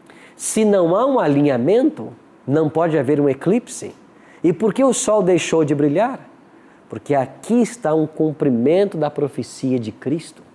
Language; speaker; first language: Portuguese; native; Portuguese